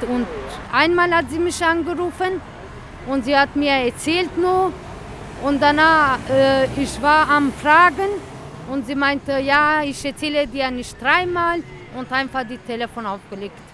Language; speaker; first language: German; non-native, learner; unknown